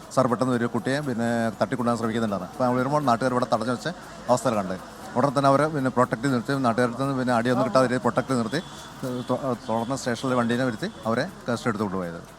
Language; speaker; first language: Malayalam; native; Malayalam